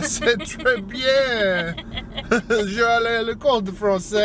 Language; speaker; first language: French; non-native, learner; English